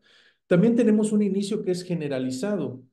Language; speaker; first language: Spanish; native; Spanish